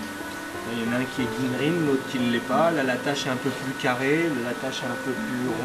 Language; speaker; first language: French; native; French